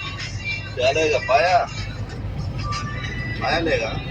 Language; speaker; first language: Hindi; non-native, local second language; Telugu